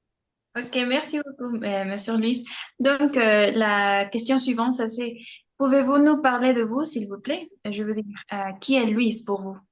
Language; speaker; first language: French; non-native, fluent; Spanish